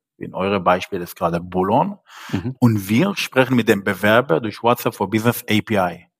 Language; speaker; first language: German; non-native, fluent; Hebrew